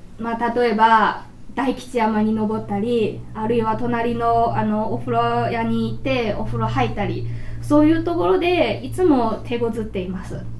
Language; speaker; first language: Japanese; non-native, fluent; Chinese